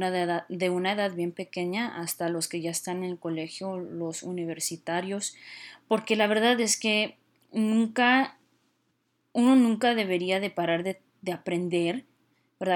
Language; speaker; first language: Spanish; early bilingual, heritage; Spanish